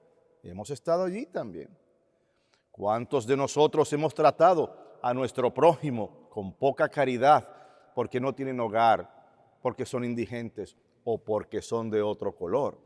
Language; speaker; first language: Spanish; native; Spanish